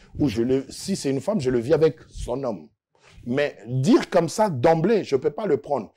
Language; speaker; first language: French; non-native, local second language; Lingala